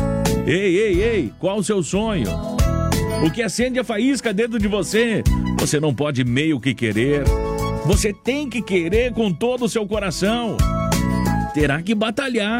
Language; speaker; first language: Portuguese; native; Portuguese